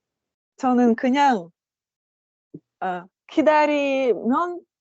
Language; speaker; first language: Korean; non-native, learner; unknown